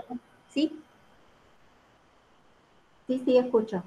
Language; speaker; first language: Spanish; native; Spanish